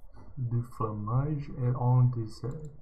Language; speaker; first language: French; non-native, learner; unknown